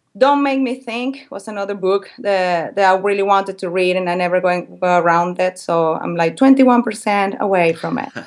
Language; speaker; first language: English; non-native, fluent; Spanish